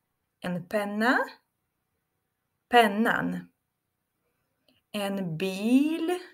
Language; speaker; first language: Swedish; non-native, fluent; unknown